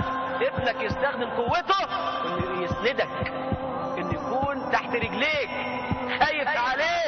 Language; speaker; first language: Arabic; native; Arabic